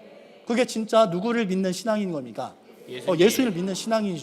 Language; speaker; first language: Korean; native; Korean